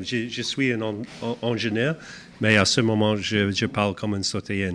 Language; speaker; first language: French; non-native, learner; English